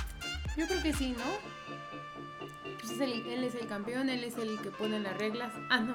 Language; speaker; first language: Spanish; native; Spanish